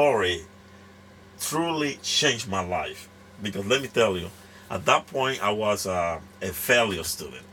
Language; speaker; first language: English; non-native, fluent; Spanish